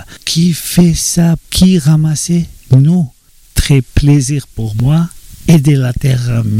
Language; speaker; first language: French; non-native, learner; Georgian